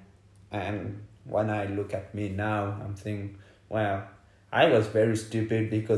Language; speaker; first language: English; non-native, fluent; French